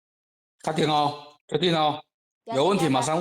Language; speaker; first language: Chinese; native; Chinese